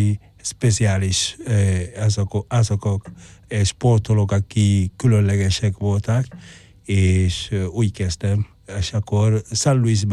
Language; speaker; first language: Hungarian; non-native, fluent; Spanish